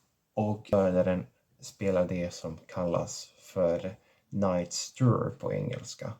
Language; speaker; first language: Swedish; non-native, fluent; Catalan